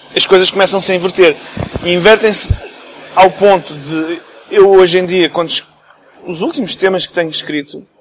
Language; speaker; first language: Portuguese; early bilingual, other home language; English